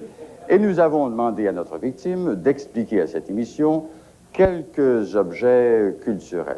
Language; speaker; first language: French; native; French